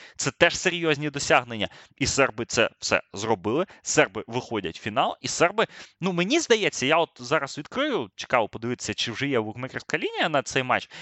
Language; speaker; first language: Ukrainian; native; Ukrainian